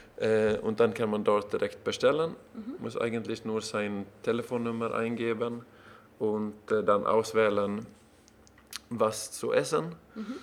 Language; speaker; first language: German; non-native, learner; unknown